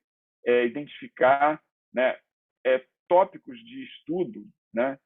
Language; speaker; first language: Portuguese; native; Portuguese